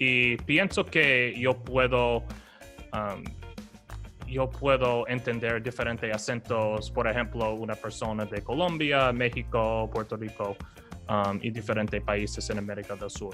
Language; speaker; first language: Spanish; non-native, learner; English